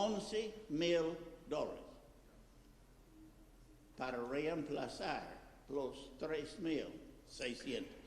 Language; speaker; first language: Spanish; non-native, fluent; English